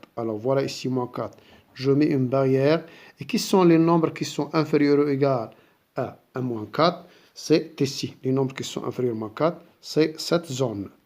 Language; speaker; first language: French; non-native, local second language; Arabic